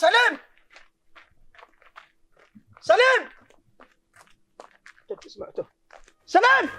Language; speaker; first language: Arabic; native; Arabic